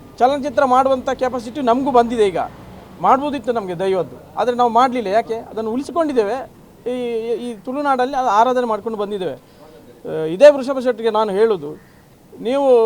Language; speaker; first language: Kannada; non-native, local second language; Tulu